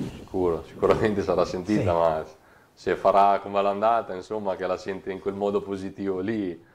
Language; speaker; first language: Italian; native; Italian